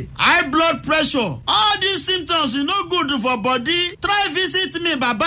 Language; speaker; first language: Nigerian Pidgin; native; Nigerian Pidgin